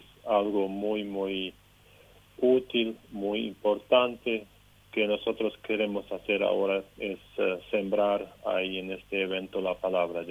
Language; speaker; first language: Spanish; non-native, local second language; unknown